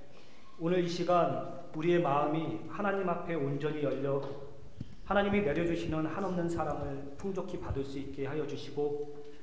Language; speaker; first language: Korean; native; Korean